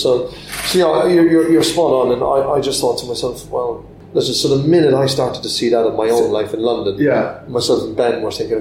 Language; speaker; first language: English; native; English